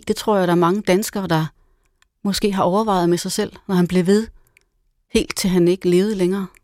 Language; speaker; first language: Danish; native; Danish